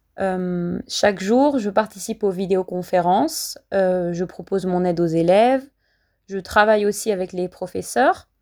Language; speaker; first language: French; native; French